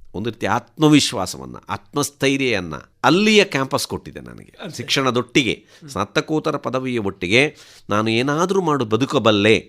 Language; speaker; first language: Kannada; non-native, local second language; Tulu